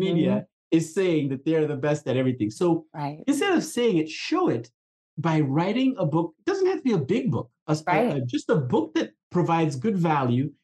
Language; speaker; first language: English; non-native, local second language; Igbo